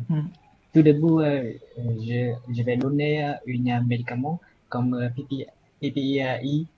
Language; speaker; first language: French; non-native, learner; Vietnamese